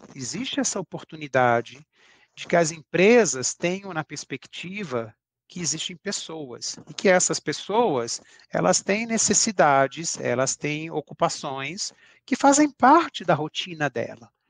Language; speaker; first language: Portuguese; native; Portuguese